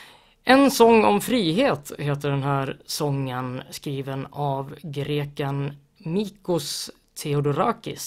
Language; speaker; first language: Swedish; native; Swedish